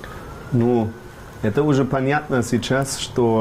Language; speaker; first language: Russian; non-native, fluent; German